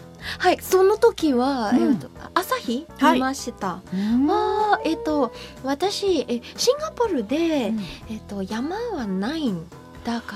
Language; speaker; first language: Japanese; non-native, learner; English